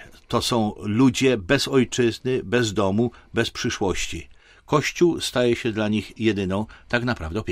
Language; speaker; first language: Polish; native; Polish